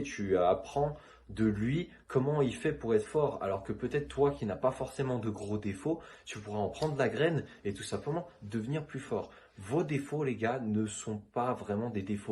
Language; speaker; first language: French; native; French